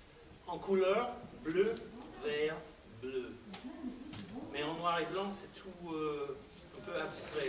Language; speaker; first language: French; non-native, fluent; English